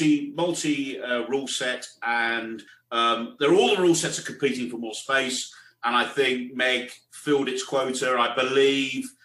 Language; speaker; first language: English; native; English